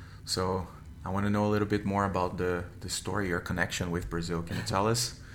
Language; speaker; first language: English; non-native, fluent; Portuguese